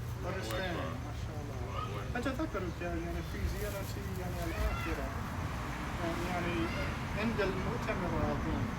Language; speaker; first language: Arabic; non-native, fluent; English